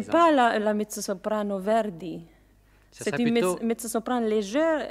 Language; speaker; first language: French; non-native, learner; Spanish